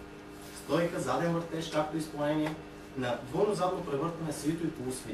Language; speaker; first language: Bulgarian; native; Bulgarian